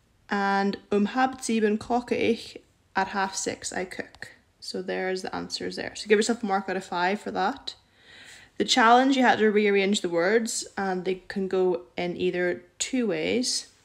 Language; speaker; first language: English; native; English